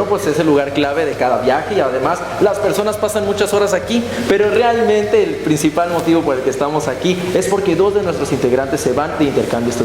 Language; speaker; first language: Spanish; native; Spanish